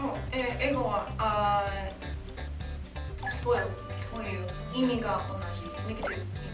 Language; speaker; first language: Japanese; non-native, learner; English